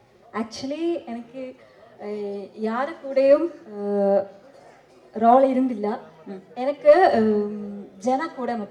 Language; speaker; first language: Tamil; non-native, learner; Malayalam